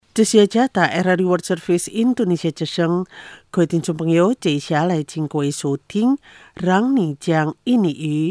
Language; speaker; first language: Chinese; non-native, fluent; Indonesian